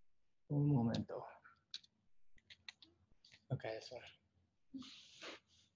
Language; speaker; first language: Spanish; non-native, learner; English